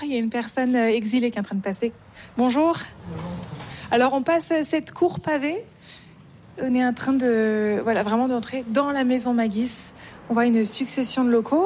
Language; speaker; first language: French; native; French